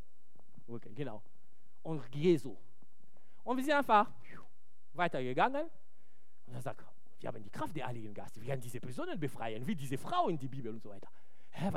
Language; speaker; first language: German; non-native, fluent; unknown